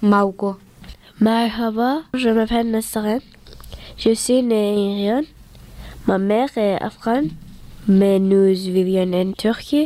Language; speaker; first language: French; early bilingual, other home language; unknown